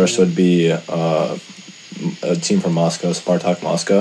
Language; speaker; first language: English; non-native, fluent; Russian